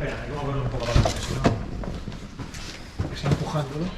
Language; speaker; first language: Spanish; native; Spanish